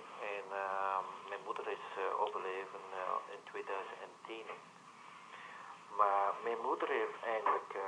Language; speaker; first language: Dutch; non-native, learner; Vietnamese